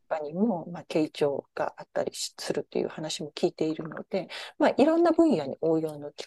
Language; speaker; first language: Japanese; native; Japanese